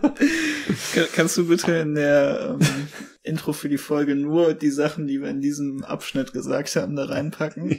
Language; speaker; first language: German; native; German